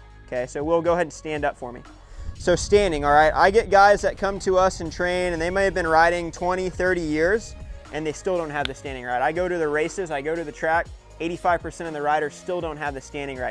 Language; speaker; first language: English; native; English